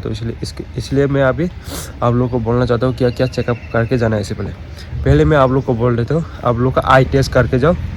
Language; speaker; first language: Hindi; non-native, local second language; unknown